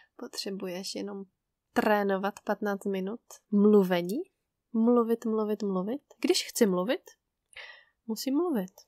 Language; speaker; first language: Czech; native; Czech